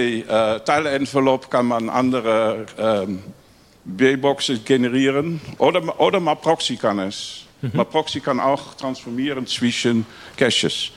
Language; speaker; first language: German; non-native, learner; Dutch